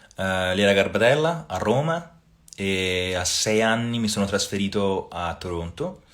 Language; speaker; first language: Italian; native; Italian